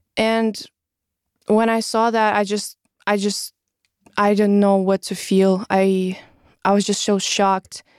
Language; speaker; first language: English; non-native, fluent; Russian